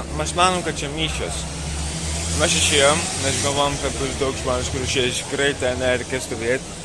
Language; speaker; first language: Lithuanian; early bilingual, heritage; Lithuanian